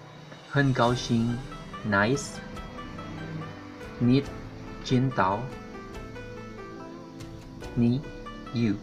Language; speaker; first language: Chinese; non-native, fluent; Filipino